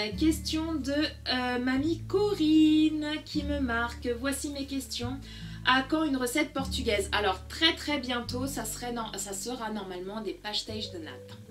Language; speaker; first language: French; early bilingual, other home language; Portuguese